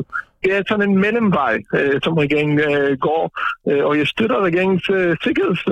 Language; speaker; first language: Danish; non-native, fluent; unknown